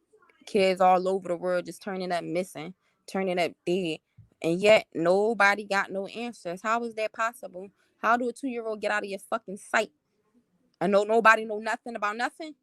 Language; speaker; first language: English; native; English